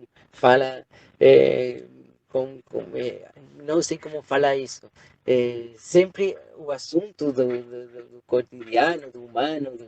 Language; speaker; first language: Portuguese; non-native, fluent; Spanish